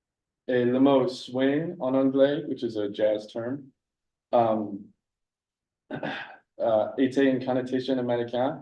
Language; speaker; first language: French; non-native, learner; English